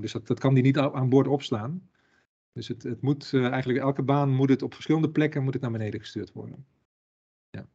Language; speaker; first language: Dutch; native; Dutch